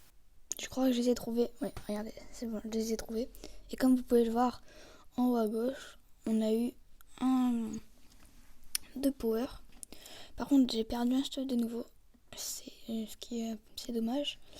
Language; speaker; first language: French; native; French